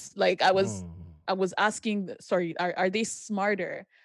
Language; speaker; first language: English; non-native, local second language; Yoruba